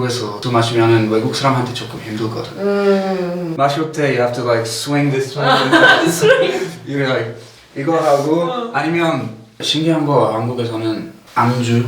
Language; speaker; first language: Korean; non-native, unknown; English